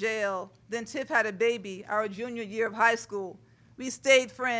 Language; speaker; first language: English; native; English